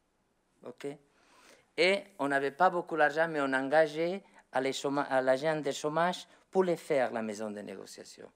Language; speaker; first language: French; non-native, learner; Spanish